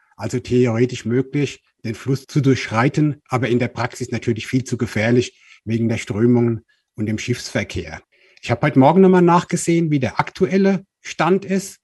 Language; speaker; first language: German; native; German